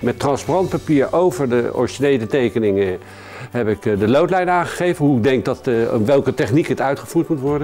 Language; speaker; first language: Dutch; native; Dutch